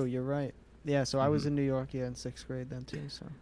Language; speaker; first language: English; native; English